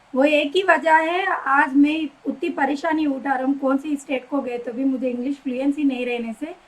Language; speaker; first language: Hindi; non-native, local second language; Telugu